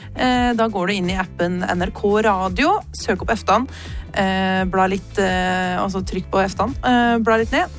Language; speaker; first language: Norwegian; native; Norwegian